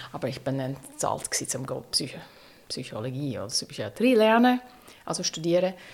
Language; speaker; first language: German; non-native, fluent; English